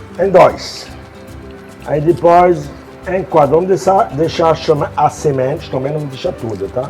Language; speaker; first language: Portuguese; non-native, fluent; French